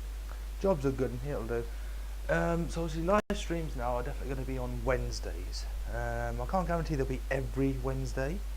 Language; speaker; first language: English; native; English